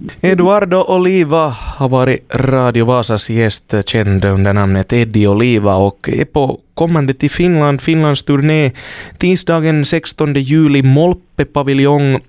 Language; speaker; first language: Swedish; native; Swedish